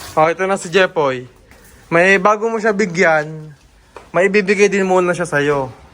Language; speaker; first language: Filipino; native; Filipino